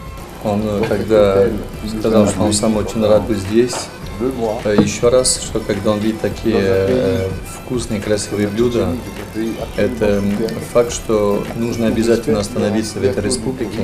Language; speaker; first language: Russian; non-native, fluent; French